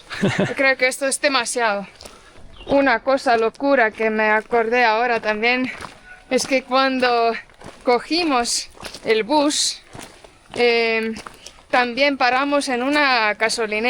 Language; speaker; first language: Spanish; non-native, fluent; Portuguese